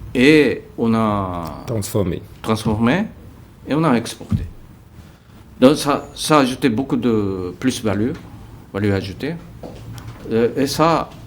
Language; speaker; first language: French; non-native, fluent; Japanese